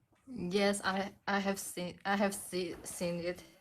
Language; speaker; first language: English; non-native, learner; Chinese